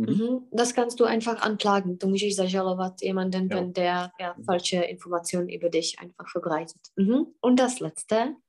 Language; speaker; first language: German; non-native, fluent; Czech